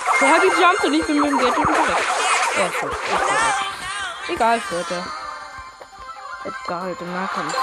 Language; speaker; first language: German; native; German